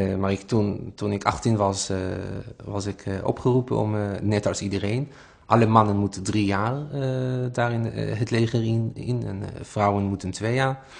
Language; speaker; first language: Dutch; non-native, fluent; Hebrew